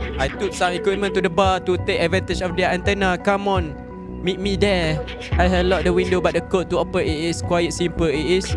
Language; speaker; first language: English; non-native, local second language; Malay